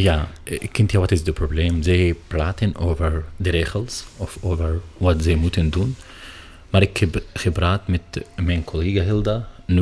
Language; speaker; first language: Dutch; non-native, learner; Arabic